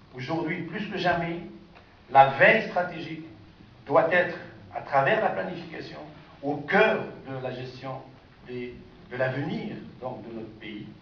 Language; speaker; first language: French; non-native, local second language; Arabic